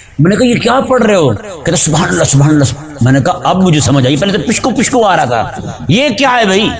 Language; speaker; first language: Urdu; non-native, local second language; Punjabi